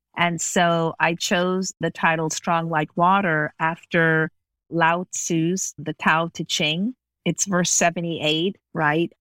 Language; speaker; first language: English; native; English